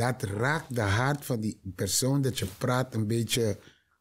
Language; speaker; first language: Dutch; non-native, learner; Papiamento